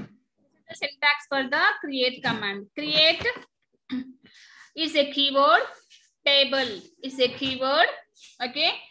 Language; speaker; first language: English; non-native, local second language; Telugu